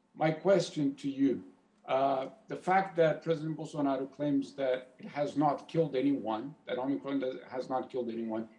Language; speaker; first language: English; non-native, fluent; Portuguese